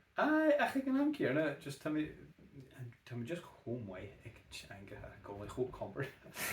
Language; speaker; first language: Irish; native; Irish